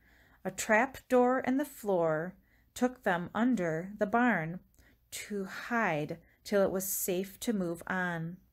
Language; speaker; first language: English; native; English